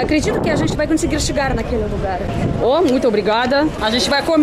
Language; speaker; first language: Portuguese; non-native, fluent; Russian